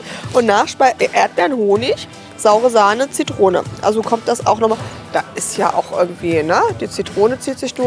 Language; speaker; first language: German; native; German